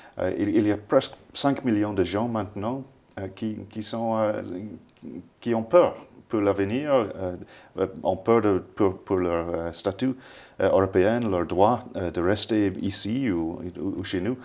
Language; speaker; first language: French; non-native, fluent; English